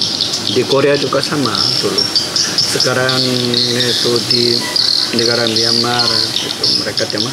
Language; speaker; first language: Indonesian; non-native, learner; Korean